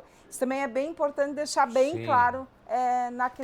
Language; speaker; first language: Portuguese; native; Portuguese